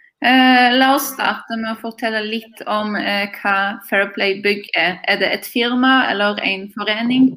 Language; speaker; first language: Norwegian; non-native, fluent; Polish